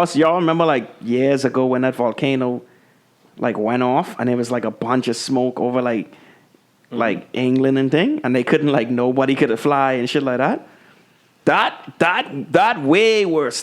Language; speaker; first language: English; native; English